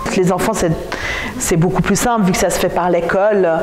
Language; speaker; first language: French; native; French